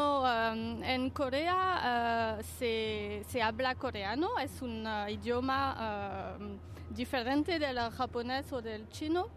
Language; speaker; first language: Spanish; non-native, fluent; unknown